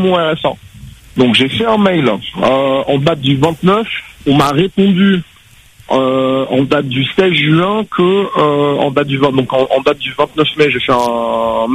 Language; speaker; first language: French; native; French